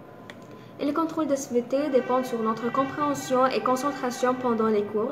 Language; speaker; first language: French; non-native, fluent; Arabic